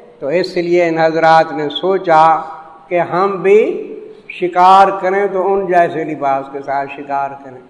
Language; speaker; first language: Urdu; non-native, local second language; Saraiki